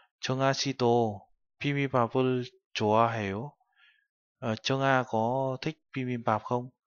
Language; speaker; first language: Korean; non-native, learner; Vietnamese